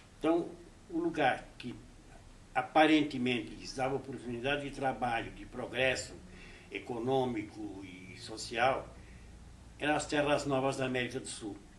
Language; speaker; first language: Portuguese; early bilingual, other home language; Hungarian